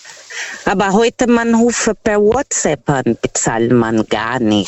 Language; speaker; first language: German; non-native, learner; Portuguese